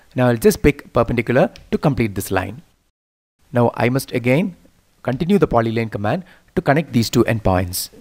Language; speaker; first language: English; non-native, local second language; Malayalam